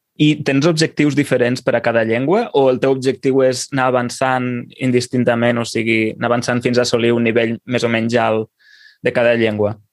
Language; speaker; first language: Catalan; native; Catalan